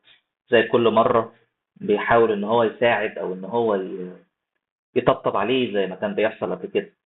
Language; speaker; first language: Arabic; native; Arabic